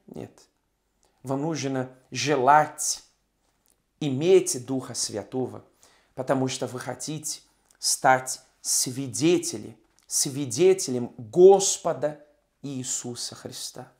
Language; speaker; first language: Russian; non-native, fluent; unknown